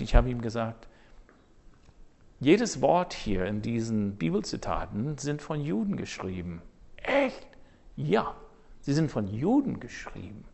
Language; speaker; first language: German; non-native, fluent; English